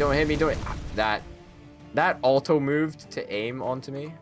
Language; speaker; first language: English; native; English